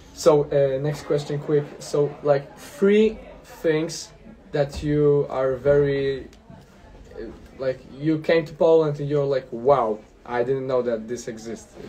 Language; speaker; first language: English; non-native, fluent; Polish